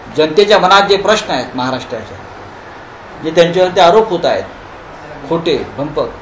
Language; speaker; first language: Marathi; native; Marathi